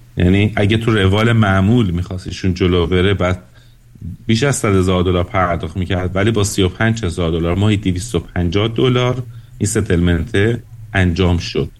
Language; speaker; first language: Persian; native; Persian